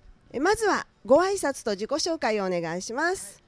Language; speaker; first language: Japanese; native; Japanese